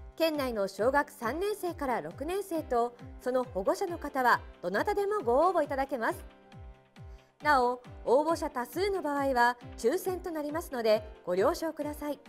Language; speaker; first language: Japanese; native; Japanese